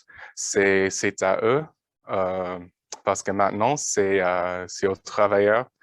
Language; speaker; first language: French; non-native, learner; English